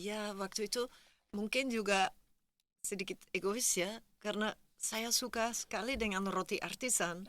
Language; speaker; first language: Indonesian; non-native, fluent; Dutch